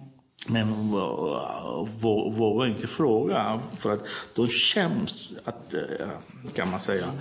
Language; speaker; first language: Swedish; non-native, learner; Persian